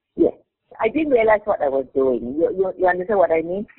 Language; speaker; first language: English; non-native, local second language; Min Nan Chinese